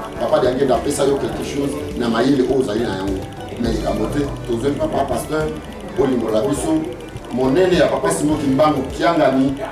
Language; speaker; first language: Lingala; native; Lingala